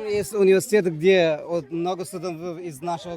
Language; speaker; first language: Russian; non-native, learner; Malayalam